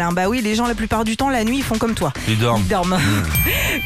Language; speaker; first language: French; native; French